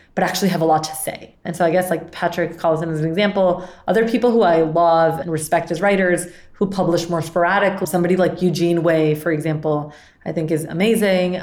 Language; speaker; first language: English; non-native, fluent; Spanish